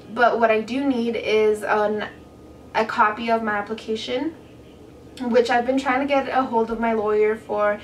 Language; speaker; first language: English; native; English